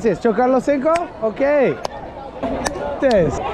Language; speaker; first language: Spanish; non-native, learner; English